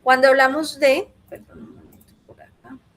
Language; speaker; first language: Spanish; native; Spanish